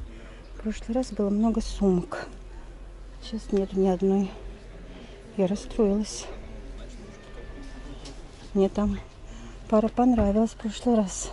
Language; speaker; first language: Russian; native; Russian